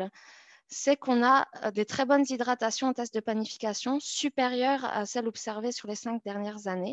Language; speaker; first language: French; native; French